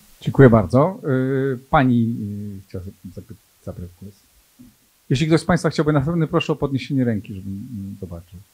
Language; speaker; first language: Polish; native; Polish